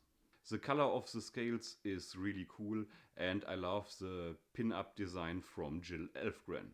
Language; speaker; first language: English; non-native, fluent; German